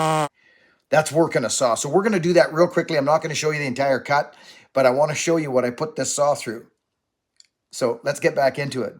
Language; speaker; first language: English; native; English